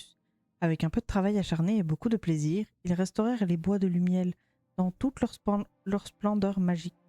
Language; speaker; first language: French; native; French